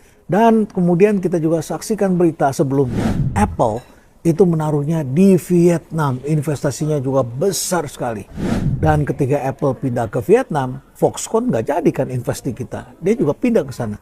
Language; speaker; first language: Indonesian; native; Indonesian